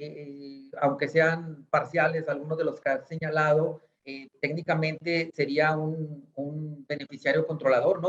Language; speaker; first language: Spanish; native; Spanish